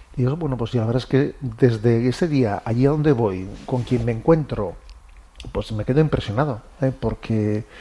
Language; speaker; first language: Spanish; native; Spanish